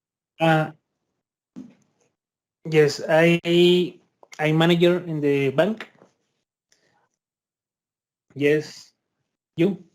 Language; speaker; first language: English; non-native, learner; Spanish